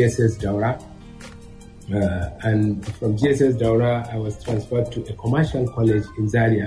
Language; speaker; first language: English; non-native, local second language; Hausa